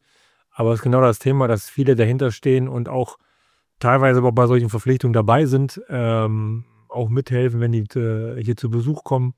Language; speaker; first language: German; native; German